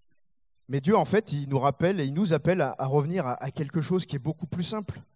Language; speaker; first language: French; native; French